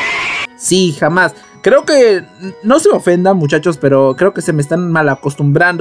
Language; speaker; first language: Spanish; native; Spanish